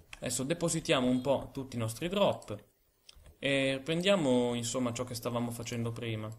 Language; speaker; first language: Italian; native; Italian